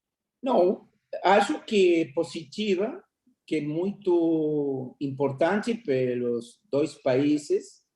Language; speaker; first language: Portuguese; non-native, fluent; Spanish